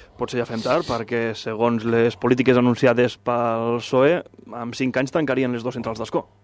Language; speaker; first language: Catalan; native; Catalan